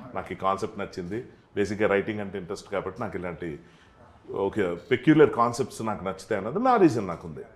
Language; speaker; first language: Telugu; native; Telugu